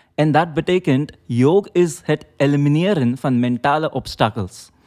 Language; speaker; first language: Dutch; non-native, fluent; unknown